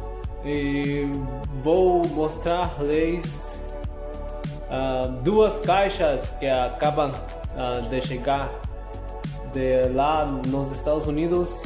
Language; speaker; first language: Portuguese; non-native, learner; Spanish